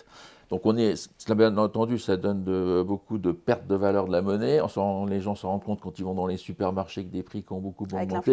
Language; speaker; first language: French; native; French